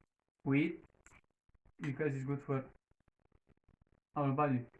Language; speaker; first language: English; non-native, learner; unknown